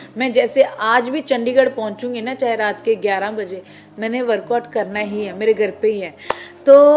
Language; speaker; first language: Hindi; non-native, local second language; Punjabi